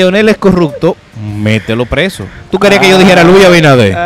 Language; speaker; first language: Spanish; native; Spanish